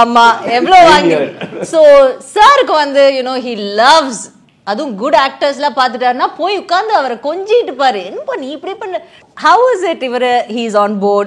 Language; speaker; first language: Tamil; native; Tamil